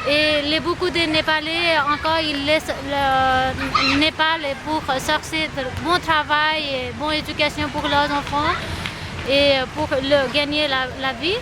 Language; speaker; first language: French; non-native, fluent; Nepali